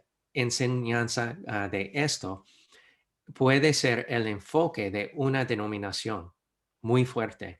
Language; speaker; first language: Spanish; non-native, fluent; English